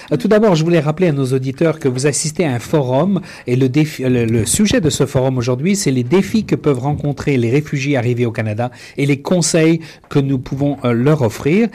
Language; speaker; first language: French; native; French